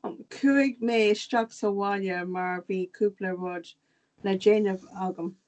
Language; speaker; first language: Irish; non-native, local second language; English